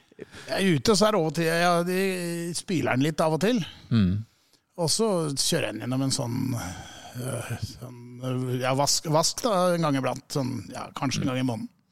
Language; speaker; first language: Norwegian; native; Norwegian